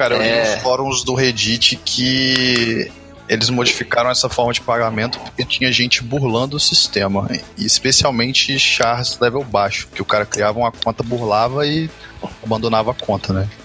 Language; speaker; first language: Portuguese; native; Portuguese